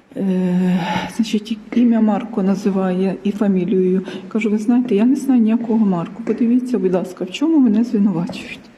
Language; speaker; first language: Ukrainian; native; Ukrainian